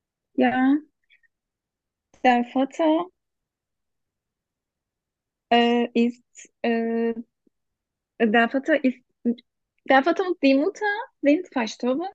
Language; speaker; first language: German; non-native, learner; Turkish